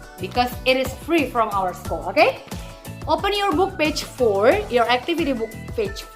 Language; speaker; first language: English; non-native, fluent; Indonesian